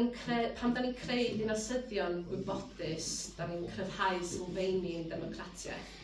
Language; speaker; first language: Welsh; native; Welsh